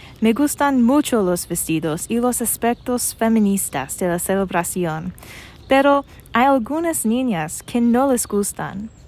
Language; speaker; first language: Spanish; non-native, learner; English